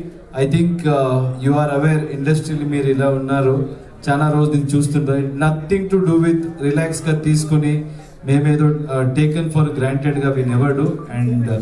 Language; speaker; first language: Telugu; non-native, learner; Kannada